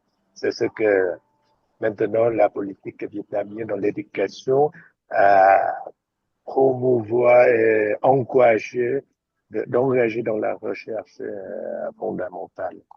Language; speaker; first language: French; non-native, fluent; Vietnamese